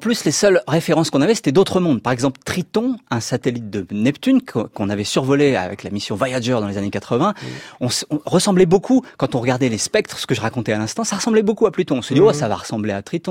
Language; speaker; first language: French; native; French